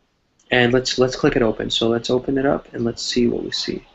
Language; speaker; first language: English; non-native, fluent; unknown